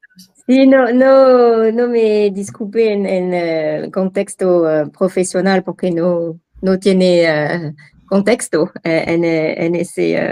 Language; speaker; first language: Spanish; non-native, learner; French